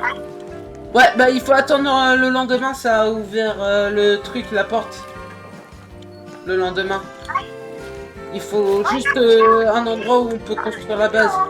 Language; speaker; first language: French; native; French